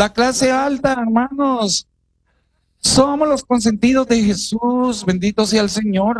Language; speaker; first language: Spanish; native; Spanish